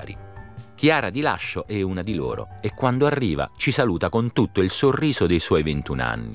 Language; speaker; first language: Italian; native; Italian